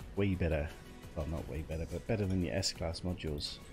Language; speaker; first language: English; native; English